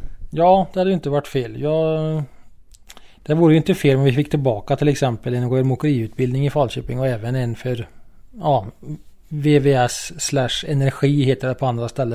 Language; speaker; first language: Swedish; native; Swedish